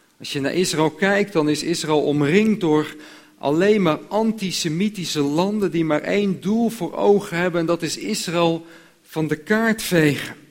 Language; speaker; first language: Dutch; native; Dutch